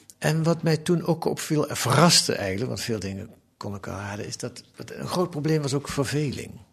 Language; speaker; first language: Dutch; native; Dutch